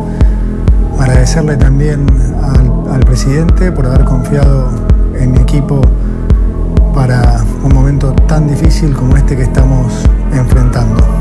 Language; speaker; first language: Spanish; native; Spanish